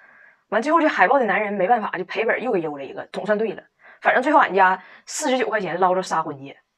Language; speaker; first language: Chinese; native; Chinese